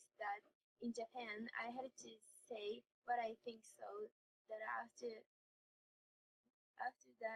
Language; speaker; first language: English; non-native, learner; Japanese